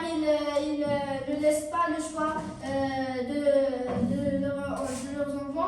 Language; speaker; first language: French; non-native, learner; Arabic